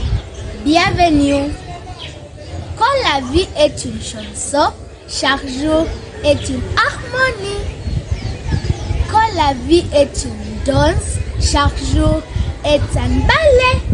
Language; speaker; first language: French; non-native, learner; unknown